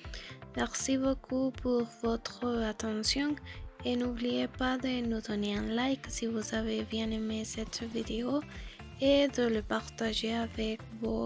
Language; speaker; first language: French; non-native, learner; Spanish